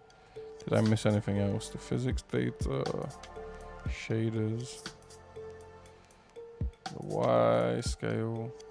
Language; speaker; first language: English; native; English